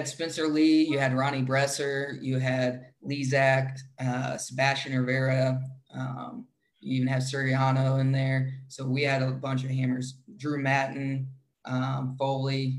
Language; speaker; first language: English; native; English